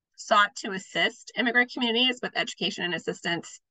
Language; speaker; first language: English; native; English